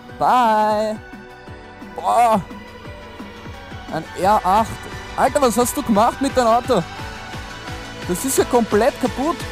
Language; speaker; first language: German; native; German